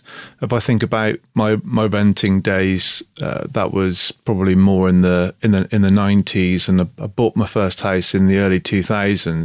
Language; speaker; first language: English; native; English